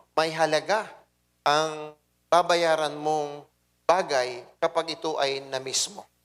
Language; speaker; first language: Filipino; non-native, local second language; Pampanga